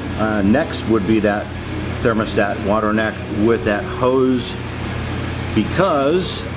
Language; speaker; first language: English; native; English